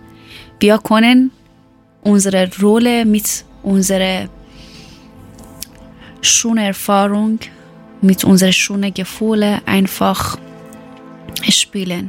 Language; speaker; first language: German; non-native, learner; Persian